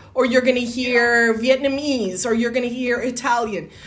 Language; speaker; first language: Portuguese; non-native, fluent; English